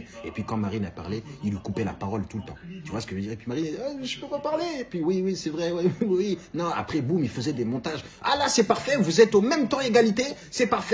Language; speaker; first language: French; native; French